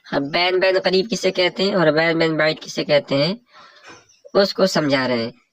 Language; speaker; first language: Urdu; native; Urdu